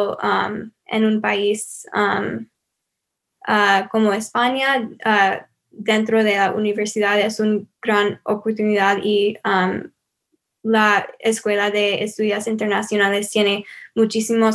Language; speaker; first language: Spanish; non-native, learner; English